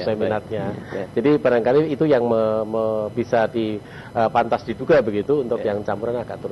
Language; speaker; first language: Indonesian; native; Indonesian